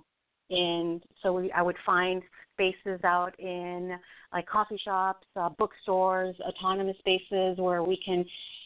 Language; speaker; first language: English; native; English